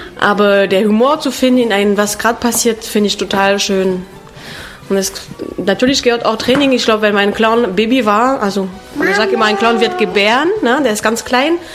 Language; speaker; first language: German; non-native, fluent; French